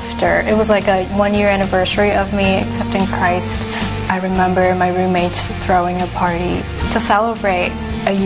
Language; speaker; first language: English; non-native, local second language; Cantonese